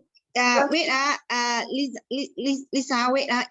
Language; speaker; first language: English; non-native, local second language; Malay